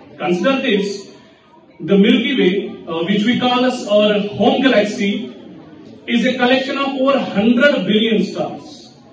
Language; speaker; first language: English; non-native, local second language; Kashmiri